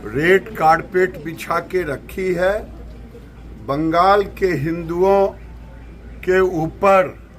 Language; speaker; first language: Hindi; native; Hindi